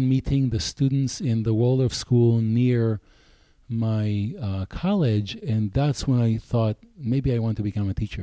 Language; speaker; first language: English; non-native, fluent; Hebrew